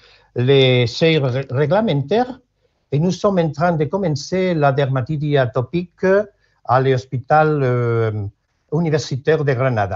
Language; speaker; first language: French; non-native, learner; Spanish